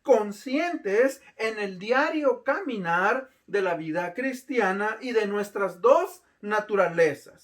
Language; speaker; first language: Spanish; native; Spanish